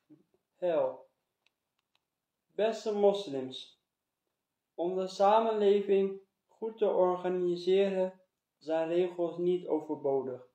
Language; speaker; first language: Dutch; early bilingual, other home language; Turkish